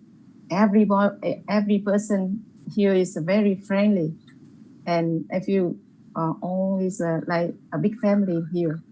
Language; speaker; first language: English; non-native, learner; Vietnamese